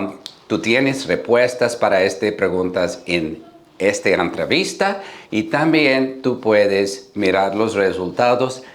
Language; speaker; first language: Spanish; non-native, learner; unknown